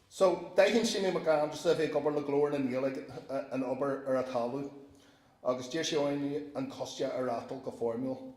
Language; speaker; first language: Irish; non-native, local second language; English